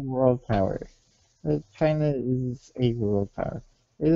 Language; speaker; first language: English; native; English